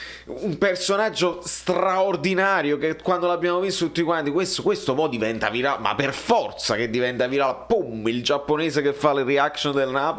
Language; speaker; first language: Italian; native; Italian